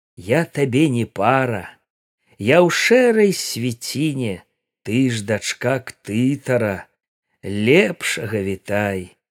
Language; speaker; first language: Belarusian; native; Belarusian